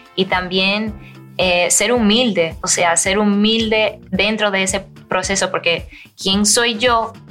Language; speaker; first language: Spanish; early bilingual, heritage; Spanish